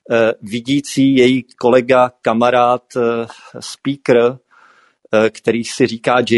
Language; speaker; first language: Czech; native; Czech